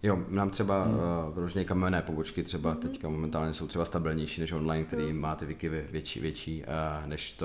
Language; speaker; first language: Czech; native; Czech